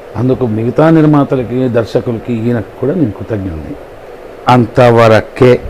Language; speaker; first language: Telugu; non-native, local second language; Tamil